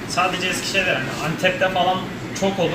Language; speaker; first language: Turkish; native; Turkish